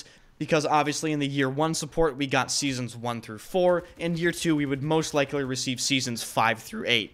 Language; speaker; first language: English; native; English